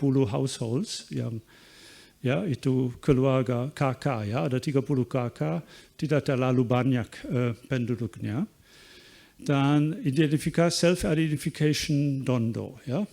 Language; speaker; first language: Indonesian; non-native, fluent; German